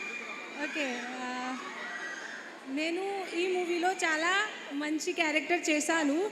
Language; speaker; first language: Telugu; non-native, learner; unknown